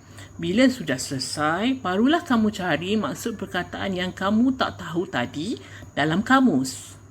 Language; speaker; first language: Malay; native; Malay